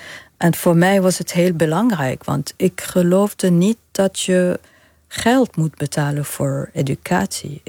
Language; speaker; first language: Dutch; non-native, fluent; Arabic